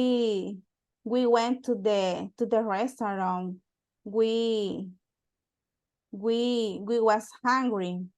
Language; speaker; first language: English; non-native, learner; Spanish